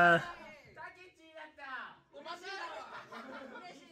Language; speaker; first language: Japanese; native; Japanese